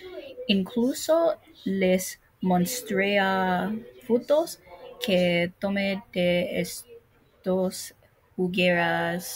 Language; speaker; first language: Spanish; non-native, learner; English